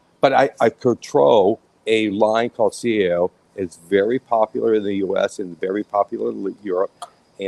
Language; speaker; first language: English; native; English